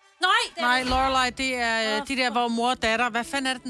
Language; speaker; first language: Danish; native; Danish